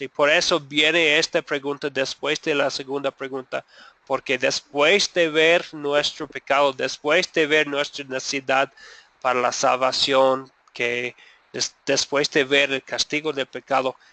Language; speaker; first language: Spanish; non-native, fluent; English